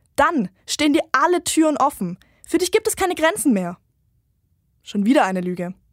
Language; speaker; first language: German; native; German